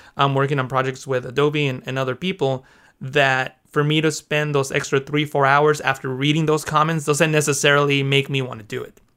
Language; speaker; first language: English; early bilingual, other home language; Spanish